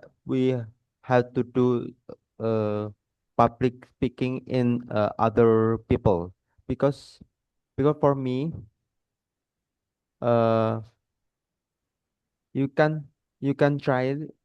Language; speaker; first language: English; non-native, learner; Indonesian